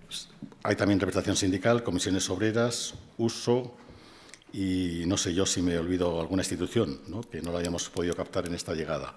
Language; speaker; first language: Spanish; native; Spanish